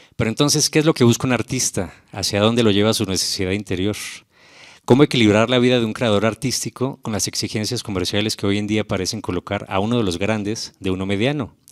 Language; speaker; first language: Spanish; native; Spanish